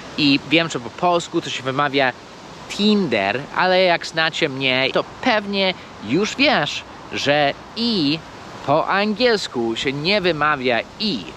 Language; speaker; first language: Polish; non-native, fluent; English